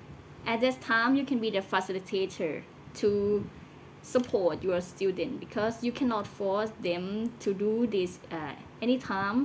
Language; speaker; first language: English; non-native, learner; Thai